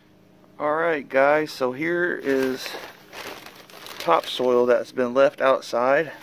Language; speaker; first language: English; native; English